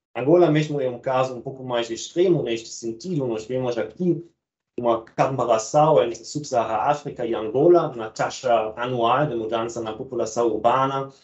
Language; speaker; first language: Portuguese; non-native, fluent; German